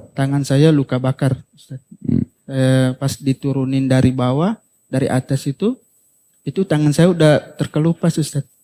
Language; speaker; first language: Indonesian; native; Indonesian